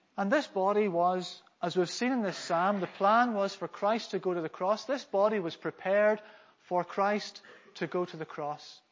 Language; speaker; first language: English; native; English